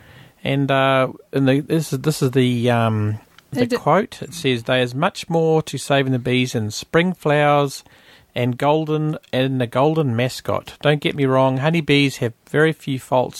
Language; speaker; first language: English; native; English